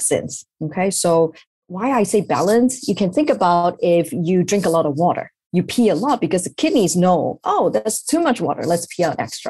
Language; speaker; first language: English; non-native, local second language; Chinese